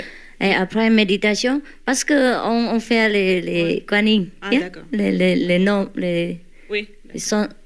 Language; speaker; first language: French; non-native, learner; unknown